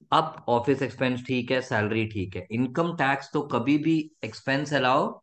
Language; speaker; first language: Hindi; native; Hindi